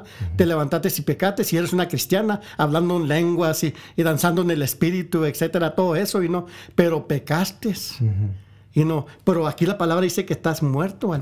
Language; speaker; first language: Spanish; early bilingual, heritage; Spanish